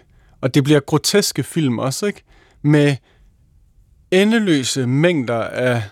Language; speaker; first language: Danish; native; Danish